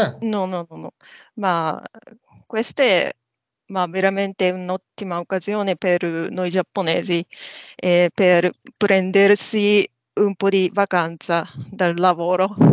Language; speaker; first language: Italian; non-native, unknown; Japanese